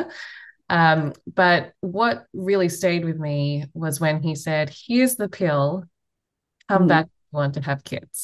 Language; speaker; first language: English; native; English